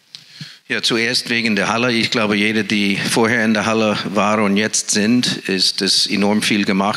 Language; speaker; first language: German; non-native, fluent; English